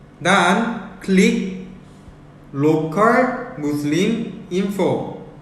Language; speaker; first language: Indonesian; early bilingual, other home language; Korean